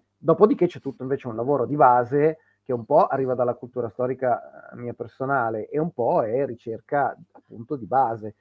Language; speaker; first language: Italian; native; Italian